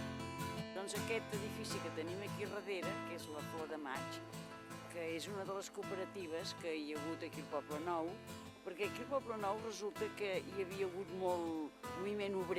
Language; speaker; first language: Catalan; native; Catalan